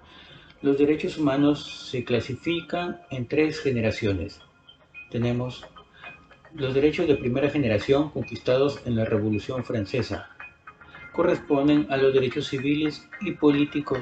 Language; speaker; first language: Spanish; native; Spanish